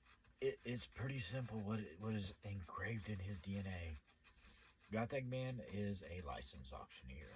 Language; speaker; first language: English; native; English